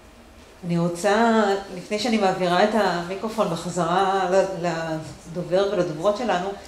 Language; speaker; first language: Hebrew; native; Hebrew